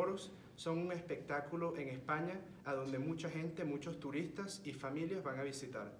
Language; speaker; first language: Spanish; early bilingual, heritage; Spanish